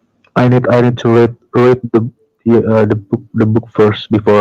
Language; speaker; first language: English; non-native, learner; Indonesian